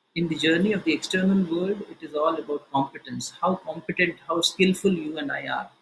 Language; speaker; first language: English; non-native, local second language; Hindi